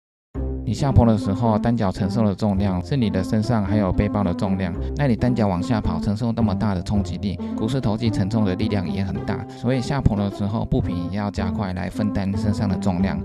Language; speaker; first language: Chinese; native; Chinese